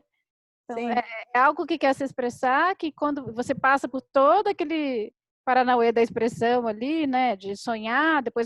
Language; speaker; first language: Portuguese; native; Portuguese